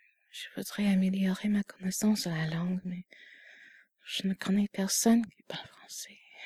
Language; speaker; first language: French; non-native, fluent; English